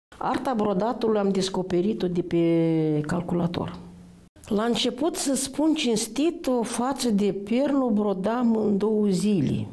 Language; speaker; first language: Romanian; non-native, local second language; Romany